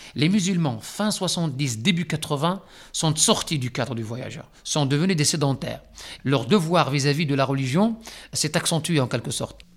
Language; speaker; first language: French; non-native, local second language; Arabic